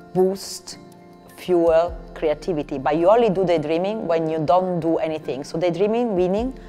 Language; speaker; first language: English; non-native, fluent; Italian